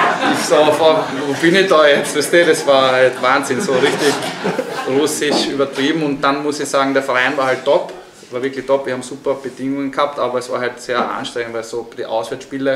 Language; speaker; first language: German; native; German